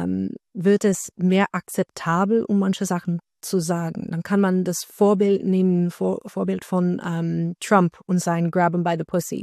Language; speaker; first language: German; non-native, fluent; Dutch